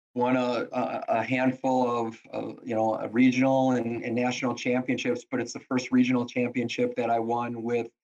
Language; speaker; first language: English; native; English